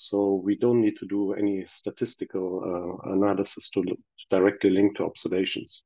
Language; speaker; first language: English; non-native, fluent; German